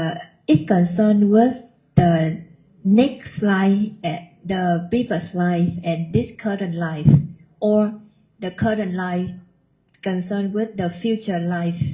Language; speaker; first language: English; non-native, local second language; Vietnamese